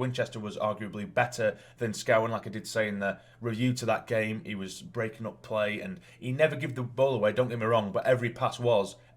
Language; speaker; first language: English; native; English